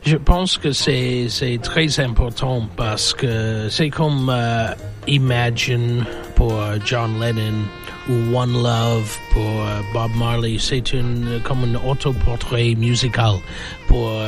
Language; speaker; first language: French; non-native, fluent; English